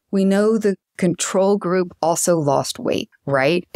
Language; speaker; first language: English; native; English